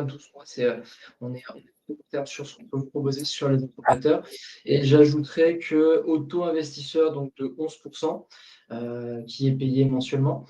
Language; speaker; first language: French; native; French